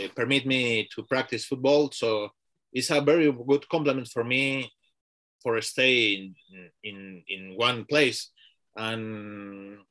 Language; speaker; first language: English; non-native, learner; Spanish